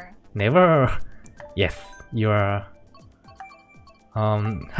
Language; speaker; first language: English; non-native, learner; Korean